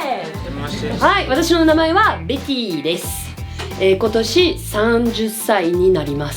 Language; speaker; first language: Japanese; non-native, learner; French